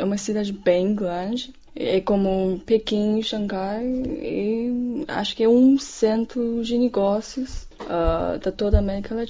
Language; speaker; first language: Portuguese; non-native, fluent; Chinese